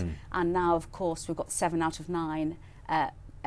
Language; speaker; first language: English; native; English